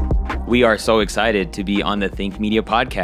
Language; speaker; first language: English; native; English